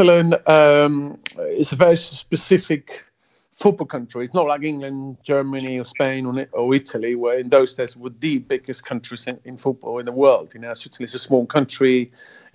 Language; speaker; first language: English; non-native, fluent; German